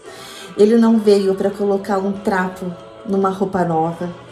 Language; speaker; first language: Portuguese; native; Portuguese